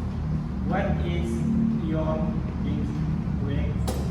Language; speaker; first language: English; non-native, learner; Indonesian